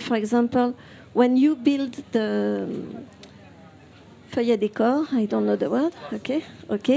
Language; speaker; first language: English; non-native, fluent; French